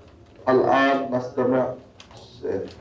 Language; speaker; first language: Arabic; non-native, learner; Urdu